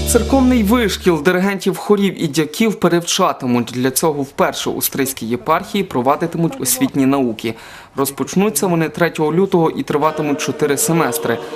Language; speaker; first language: Ukrainian; native; Ukrainian